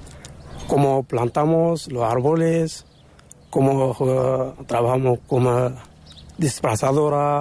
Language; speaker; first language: Spanish; non-native, learner; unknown